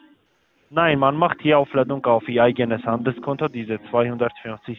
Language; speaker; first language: German; non-native, learner; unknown